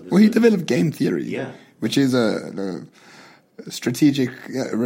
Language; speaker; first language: English; native; English